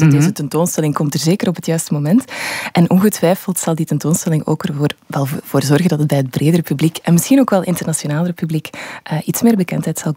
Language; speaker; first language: Dutch; native; Dutch